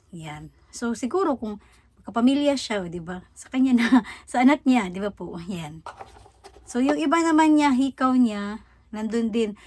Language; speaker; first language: Filipino; native; Filipino